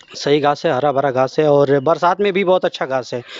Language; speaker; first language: Hindi; native; Hindi